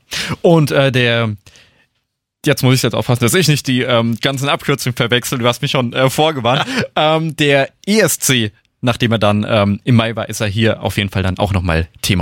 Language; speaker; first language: German; native; German